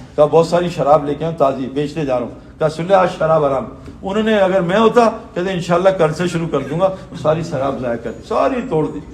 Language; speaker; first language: Urdu; native; Urdu